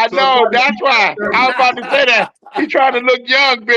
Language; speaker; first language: English; native; English